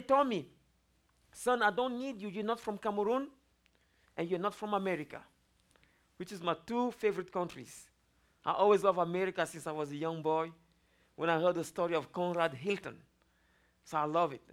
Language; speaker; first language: English; non-native, local second language; French